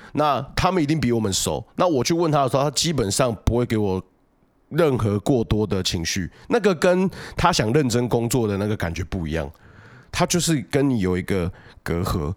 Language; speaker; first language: Chinese; native; Chinese